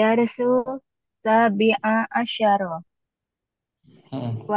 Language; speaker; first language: Arabic; non-native, learner; Indonesian